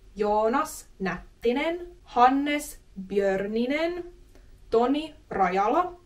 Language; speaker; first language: Finnish; native; Finnish